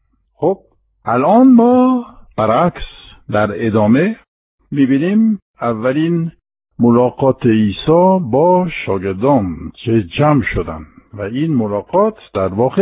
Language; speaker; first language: Persian; non-native, fluent; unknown